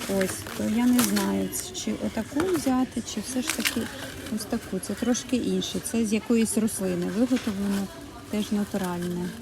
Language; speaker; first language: Ukrainian; non-native, local second language; Russian